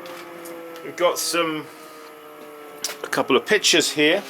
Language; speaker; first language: English; native; English